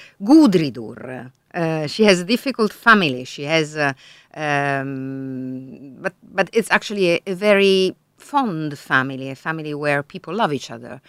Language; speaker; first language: English; non-native, fluent; Italian